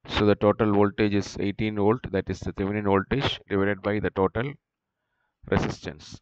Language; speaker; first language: English; non-native, local second language; Malayalam